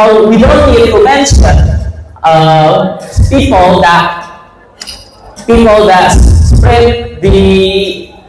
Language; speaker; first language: English; non-native, fluent; Indonesian